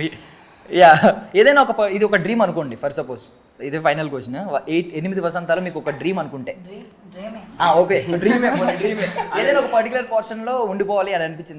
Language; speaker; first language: Telugu; native; Telugu